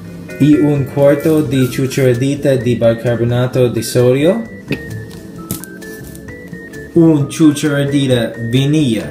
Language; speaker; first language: Spanish; non-native, learner; English